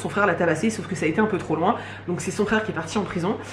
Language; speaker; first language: French; native; French